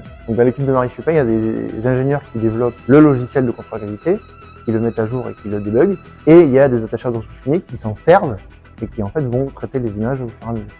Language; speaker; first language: French; native; French